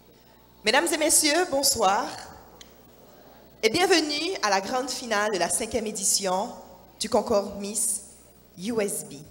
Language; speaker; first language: French; non-native, local second language; Haitian Creole